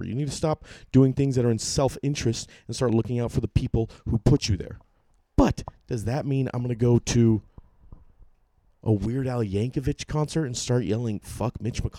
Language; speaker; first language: English; native; English